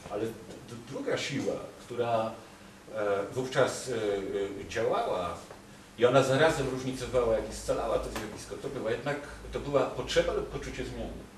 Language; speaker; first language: Polish; native; Polish